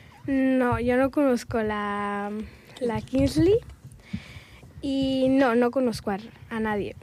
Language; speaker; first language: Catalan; non-native, local second language; Spanish